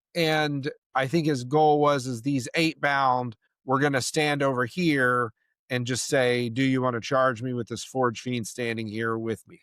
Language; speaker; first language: English; native; English